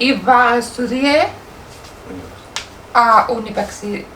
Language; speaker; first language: French; non-native, learner; Spanish